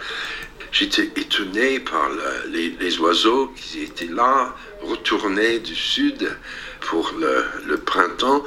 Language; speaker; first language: French; non-native, fluent; English